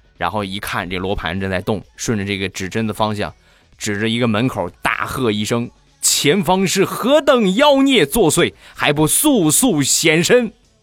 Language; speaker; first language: Chinese; native; Chinese